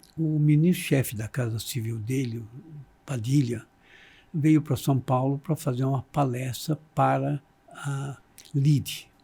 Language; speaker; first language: Portuguese; non-native, fluent; Chinese